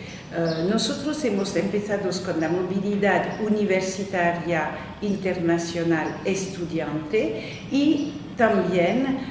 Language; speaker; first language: Spanish; non-native, fluent; French